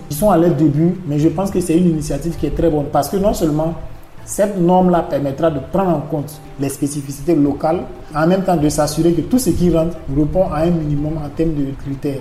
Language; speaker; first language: French; non-native, local second language; Mossi